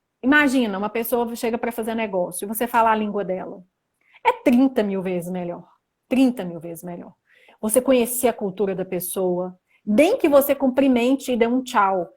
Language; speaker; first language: Portuguese; native; Portuguese